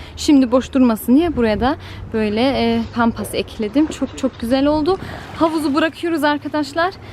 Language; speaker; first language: Turkish; early bilingual, heritage; Turkish